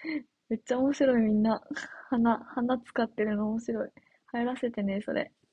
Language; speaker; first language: Japanese; native; Japanese